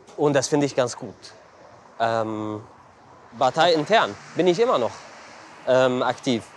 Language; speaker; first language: German; non-native, fluent; Arabic